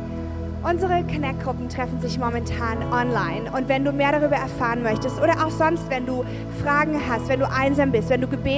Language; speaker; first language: German; native; German